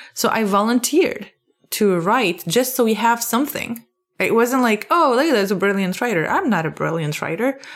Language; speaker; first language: English; non-native, fluent; Arabic